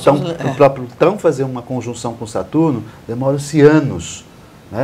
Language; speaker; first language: Portuguese; native; Portuguese